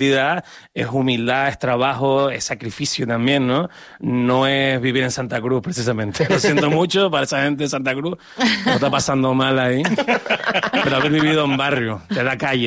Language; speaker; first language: Spanish; native; Spanish